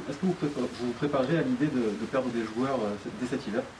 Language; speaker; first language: French; native; French